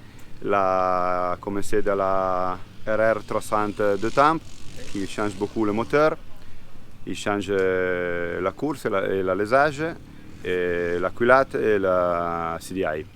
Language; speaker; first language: French; non-native, learner; Italian